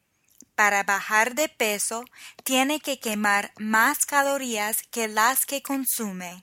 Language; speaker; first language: Spanish; non-native, fluent; English